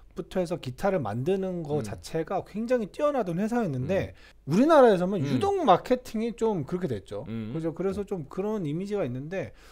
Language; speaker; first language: Korean; native; Korean